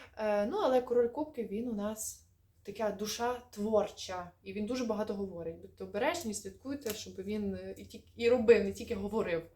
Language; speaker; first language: Ukrainian; non-native, local second language; Russian